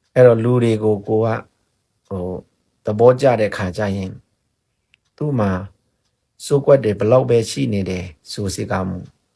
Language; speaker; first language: Burmese; non-native, local second language; Pa'o Karen